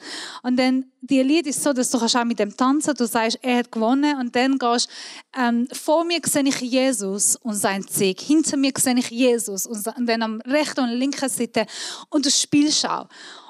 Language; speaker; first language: German; non-native, fluent; Persian